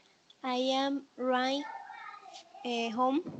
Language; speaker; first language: English; non-native, learner; Spanish